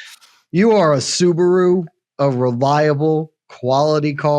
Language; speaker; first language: English; native; English